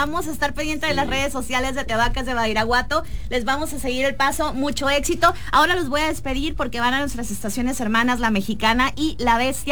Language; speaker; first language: Spanish; native; Spanish